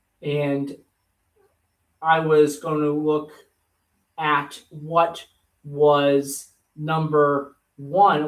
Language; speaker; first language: English; native; English